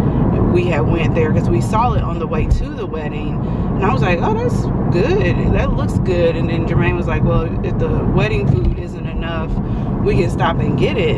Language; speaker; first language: English; native; English